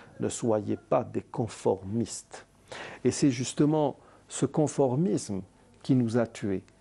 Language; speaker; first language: French; non-native, local second language; Arabic